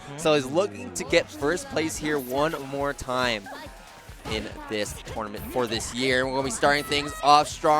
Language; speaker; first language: English; native; English